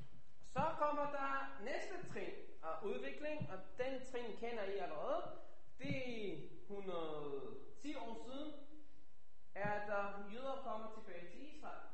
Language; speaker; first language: Danish; non-native, fluent; Hebrew